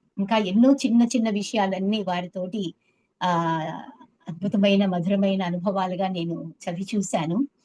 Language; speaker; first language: Telugu; native; Telugu